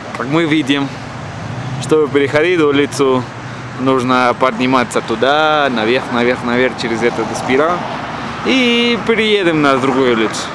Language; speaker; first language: Russian; non-native, fluent; Spanish